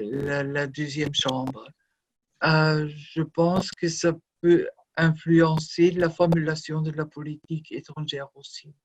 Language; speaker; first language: French; non-native, fluent; German